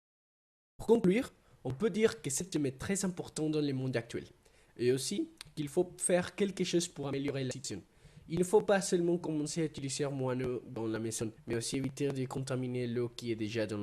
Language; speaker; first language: French; non-native, learner; Spanish